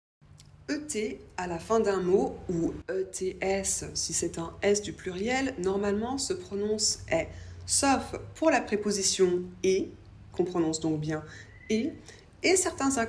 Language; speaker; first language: French; native; French